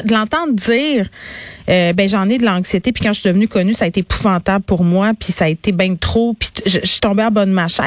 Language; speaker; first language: French; native; French